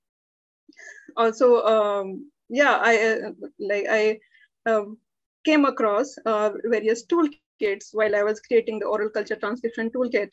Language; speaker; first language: English; early bilingual, other home language; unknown